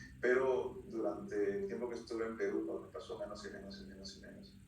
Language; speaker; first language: Spanish; early bilingual, heritage; Spanish